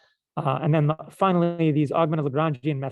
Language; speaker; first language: English; native; English